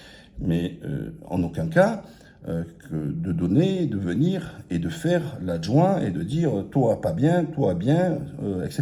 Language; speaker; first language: French; native; French